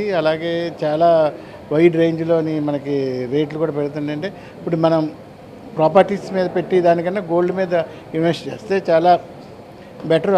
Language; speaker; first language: Telugu; native; Telugu